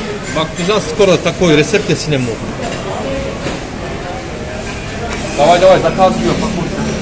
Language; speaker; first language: Russian; non-native, learner; Turkish